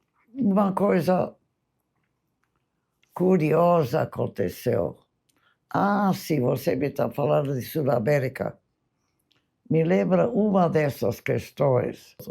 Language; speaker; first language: Portuguese; non-native, fluent; English